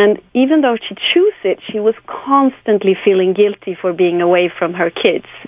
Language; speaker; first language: English; non-native, fluent; Swedish